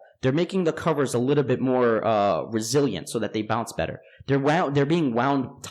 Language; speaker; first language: English; native; English